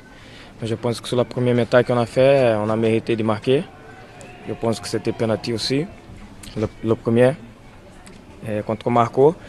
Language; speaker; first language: French; non-native, fluent; Portuguese